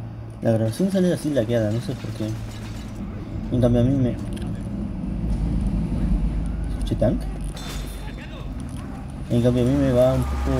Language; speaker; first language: Spanish; native; Spanish